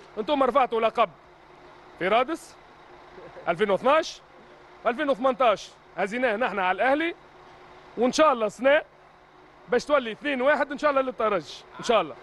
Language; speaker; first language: Arabic; native; Arabic